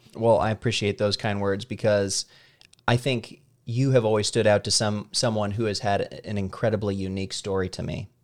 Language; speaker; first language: English; native; English